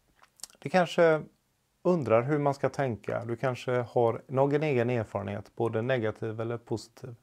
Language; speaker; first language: Swedish; native; Swedish